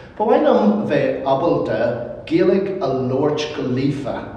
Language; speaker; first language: Irish; non-native, local second language; English